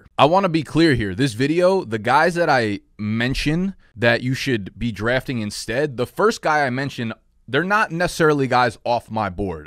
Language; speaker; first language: English; native; English